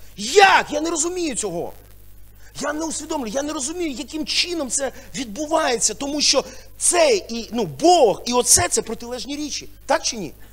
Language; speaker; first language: Ukrainian; non-native, local second language; Russian